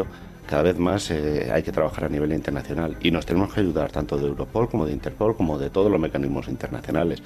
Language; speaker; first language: Spanish; native; Spanish